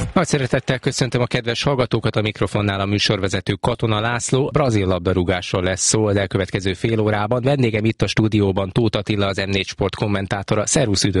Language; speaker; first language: Hungarian; native; Hungarian